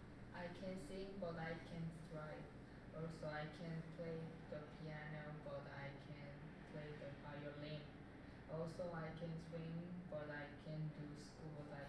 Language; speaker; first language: English; non-native, learner; Korean